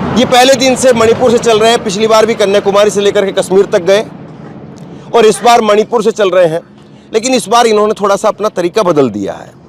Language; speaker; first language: Hindi; native; Hindi